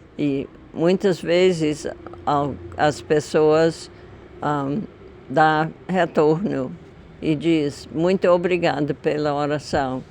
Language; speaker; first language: Portuguese; non-native, fluent; English